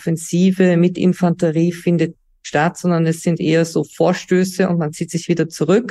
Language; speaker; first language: German; native; German